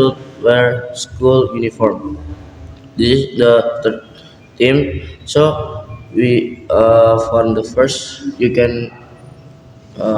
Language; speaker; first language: English; non-native, learner; Indonesian